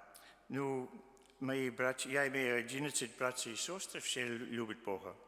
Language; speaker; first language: Russian; early bilingual, heritage; Russian